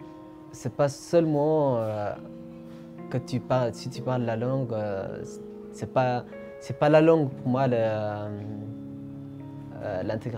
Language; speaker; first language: French; non-native, fluent; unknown